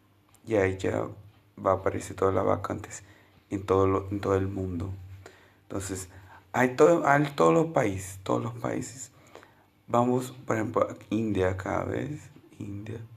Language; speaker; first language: Spanish; non-native, local second language; Portuguese